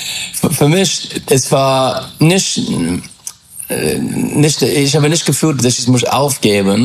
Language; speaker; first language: German; non-native, fluent; English